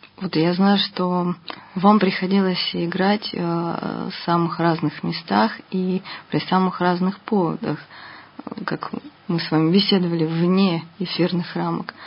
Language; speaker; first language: Russian; native; Russian